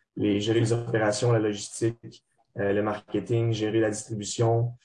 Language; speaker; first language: French; native; French